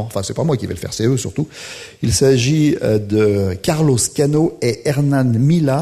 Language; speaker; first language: French; native; French